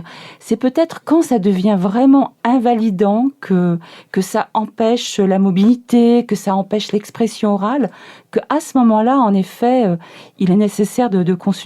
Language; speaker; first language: French; native; French